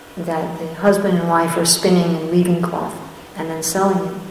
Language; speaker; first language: English; native; English